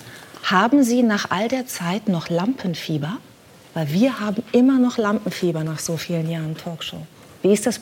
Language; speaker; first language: German; native; German